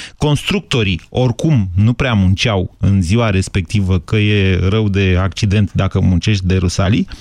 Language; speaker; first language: Romanian; native; Romanian